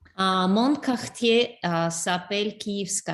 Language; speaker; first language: French; non-native, learner; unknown